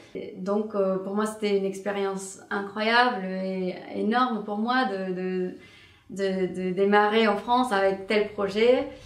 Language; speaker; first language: French; non-native, fluent; Spanish